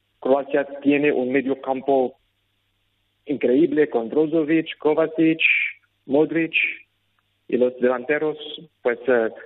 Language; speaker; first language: Spanish; non-native, learner; Arabic